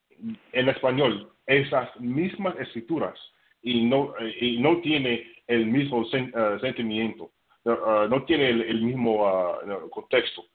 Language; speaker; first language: Spanish; non-native, fluent; English